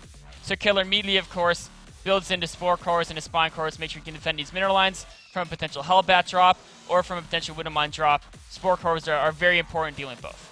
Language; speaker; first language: English; native; English